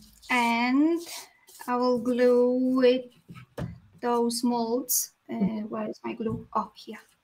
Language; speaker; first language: English; non-native, fluent; Polish